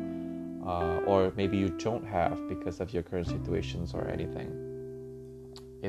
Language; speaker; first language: English; non-native, fluent; Indonesian